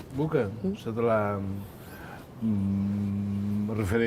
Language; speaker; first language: Indonesian; non-native, fluent; Tetum